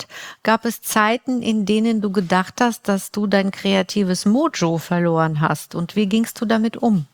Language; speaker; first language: German; native; German